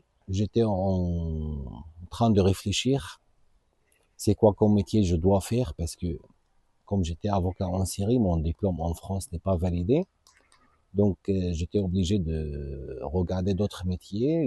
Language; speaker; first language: French; non-native, fluent; Arabic